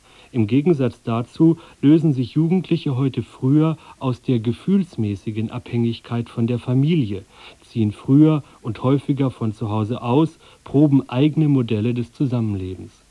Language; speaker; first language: German; native; German